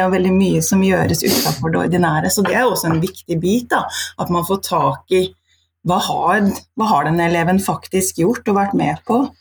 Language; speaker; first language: Norwegian; native; Norwegian